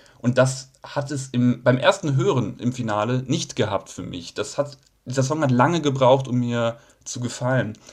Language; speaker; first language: German; native; German